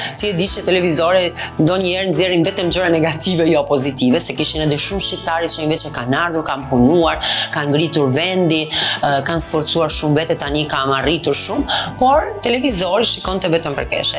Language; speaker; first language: Albanian; non-native, learner; Italian